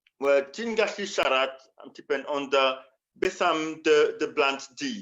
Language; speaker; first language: Welsh; non-native, fluent; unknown